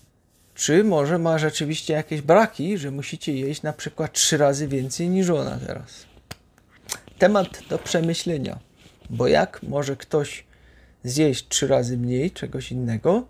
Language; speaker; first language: Polish; native; Polish